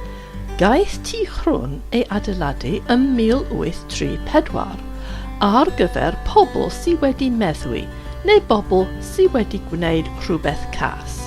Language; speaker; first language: Welsh; non-native, fluent; English